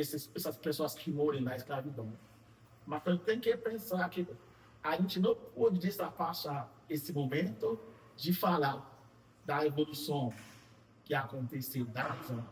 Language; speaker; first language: Portuguese; non-native, fluent; Haitian Creole